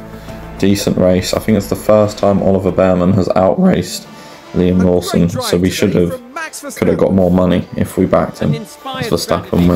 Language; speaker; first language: English; native; English